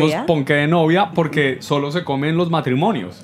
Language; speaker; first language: Spanish; native; Spanish